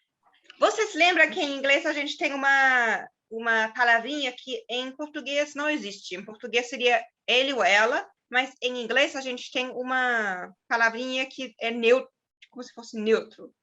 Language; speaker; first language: Portuguese; non-native, fluent; German